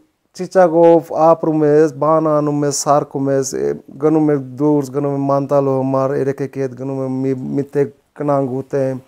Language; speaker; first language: Armenian; non-native, learner; Hindi